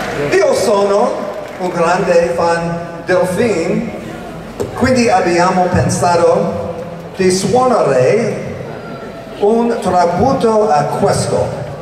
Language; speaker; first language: Italian; non-native, learner; English